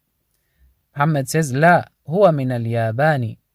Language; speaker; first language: Arabic; non-native, fluent; English